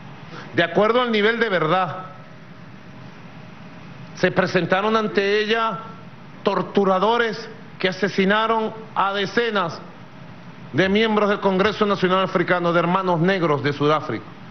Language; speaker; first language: Spanish; native; Spanish